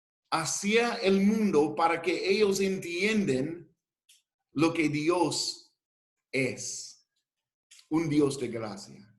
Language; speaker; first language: Spanish; non-native, fluent; English